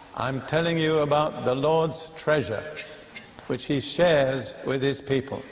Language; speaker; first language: English; native; English